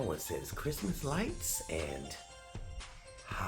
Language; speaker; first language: English; native; English